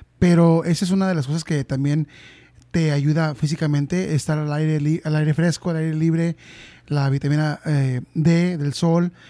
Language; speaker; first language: Spanish; early bilingual, heritage; Spanish